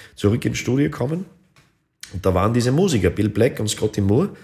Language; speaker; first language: German; native; German